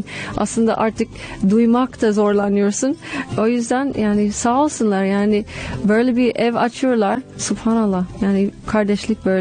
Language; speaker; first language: Turkish; non-native, fluent; English